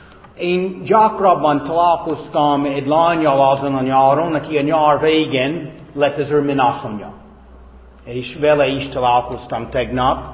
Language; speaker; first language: Hungarian; non-native, fluent; English